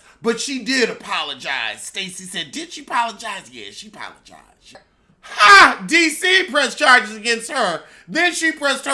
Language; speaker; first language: English; native; English